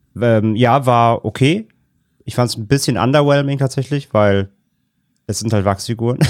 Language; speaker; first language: German; native; German